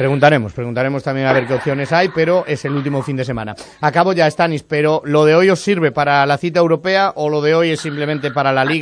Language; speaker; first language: Spanish; native; Spanish